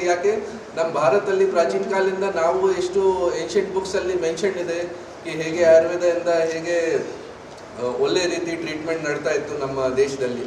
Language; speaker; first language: Kannada; non-native, fluent; Hindi